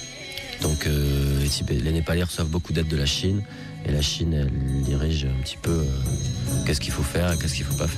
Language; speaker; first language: French; native; French